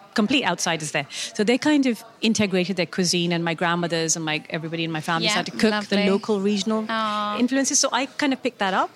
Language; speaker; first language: English; non-native, local second language; Urdu